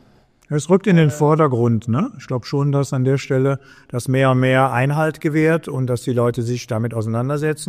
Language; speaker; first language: German; native; German